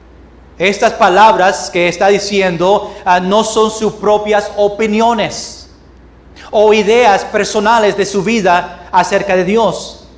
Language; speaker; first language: Spanish; non-native, fluent; English